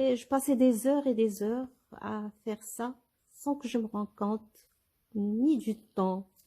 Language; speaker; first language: French; non-native, local second language; Arabic